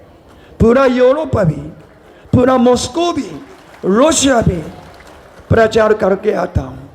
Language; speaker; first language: Hindi; non-native, learner; Japanese